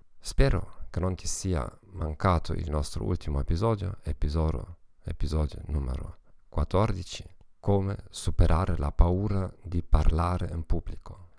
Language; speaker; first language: Italian; non-native, learner; German